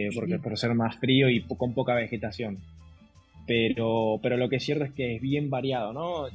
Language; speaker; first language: Spanish; native; Spanish